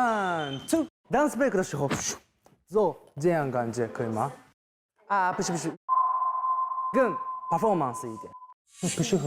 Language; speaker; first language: Chinese; non-native, fluent; Thai